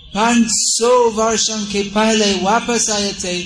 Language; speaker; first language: Hindi; non-native, fluent; English